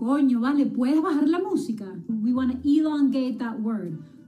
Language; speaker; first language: Spanish; early bilingual, heritage; Spanish